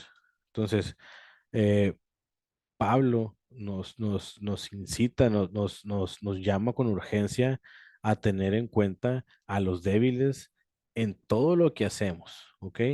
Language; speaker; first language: Spanish; native; Spanish